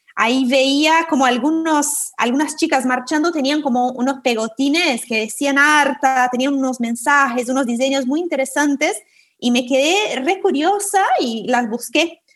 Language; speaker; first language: Spanish; non-native, fluent; Portuguese